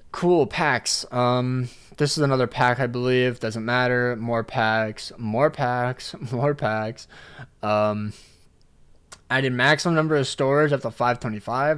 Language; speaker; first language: English; native; English